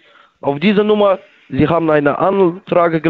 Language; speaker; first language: German; non-native, learner; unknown